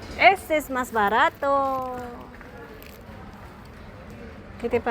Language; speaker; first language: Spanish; non-native, learner; Filipino